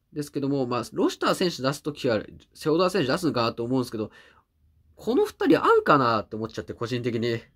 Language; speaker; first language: Japanese; native; Japanese